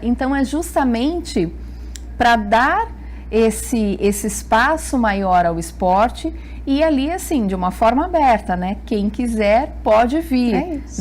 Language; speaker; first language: Portuguese; native; Portuguese